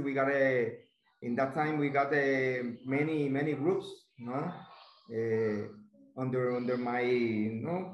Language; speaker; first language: English; non-native, learner; Spanish